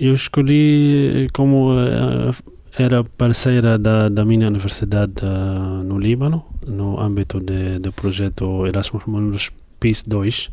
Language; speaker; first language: Portuguese; non-native, fluent; Arabic